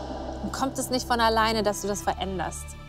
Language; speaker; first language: German; native; German